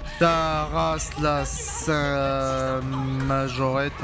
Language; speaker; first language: French; native; French